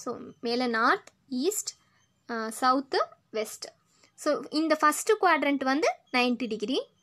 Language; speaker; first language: English; non-native, local second language; Tamil